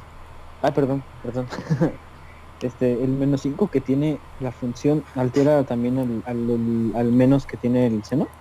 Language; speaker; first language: Spanish; native; Spanish